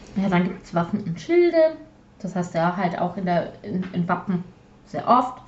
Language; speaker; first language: German; early bilingual, other home language; Polish